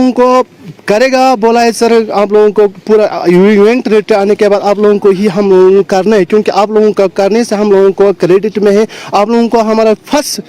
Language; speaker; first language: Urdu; non-native, local second language; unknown